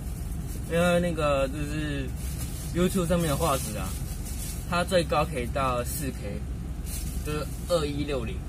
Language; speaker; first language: Chinese; native; Chinese